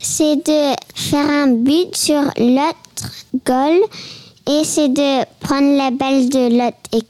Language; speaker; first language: French; early bilingual, heritage; French